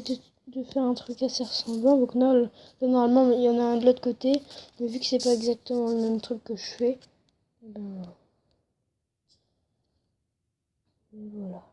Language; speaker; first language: French; native; French